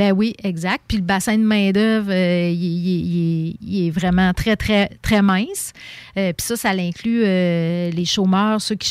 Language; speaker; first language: French; native; French